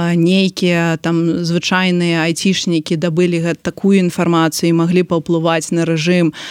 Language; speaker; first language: Belarusian; non-native, local second language; Russian